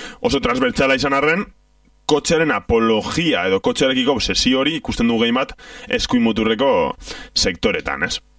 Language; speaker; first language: Basque; native; Basque